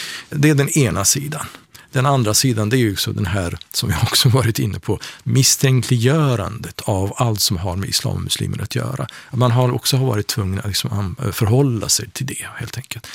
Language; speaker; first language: Swedish; non-native, fluent; Persian